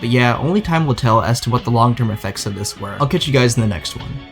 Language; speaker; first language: English; native; English